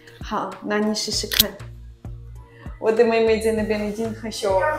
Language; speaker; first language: Chinese; non-native, fluent; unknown